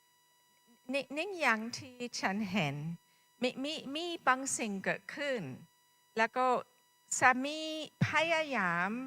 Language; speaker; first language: Thai; non-native, fluent; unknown